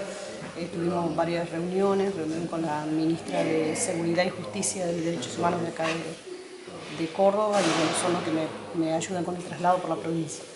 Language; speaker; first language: Spanish; native; Spanish